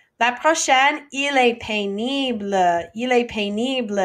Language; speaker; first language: French; non-native, fluent; English